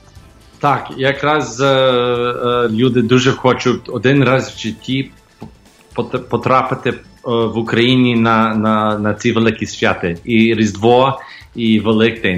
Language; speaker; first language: Ukrainian; early bilingual, heritage; English